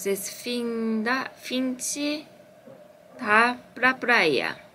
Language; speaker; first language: Portuguese; non-native, learner; Korean